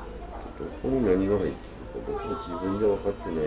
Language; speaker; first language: Japanese; native; Japanese